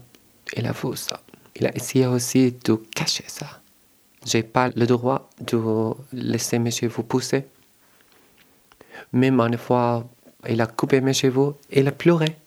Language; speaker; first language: French; non-native, learner; Arabic